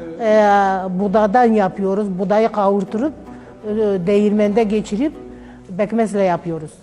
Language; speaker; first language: Turkish; non-native, local second language; Kurdish